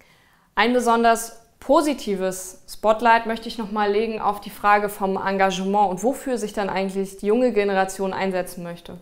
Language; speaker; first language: German; native; German